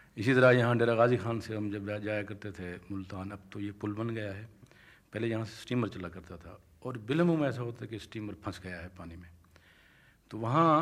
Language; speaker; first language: Urdu; non-native, local second language; Saraiki